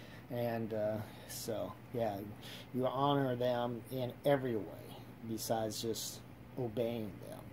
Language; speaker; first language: English; native; English